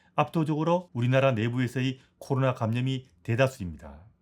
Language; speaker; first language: Korean; native; Korean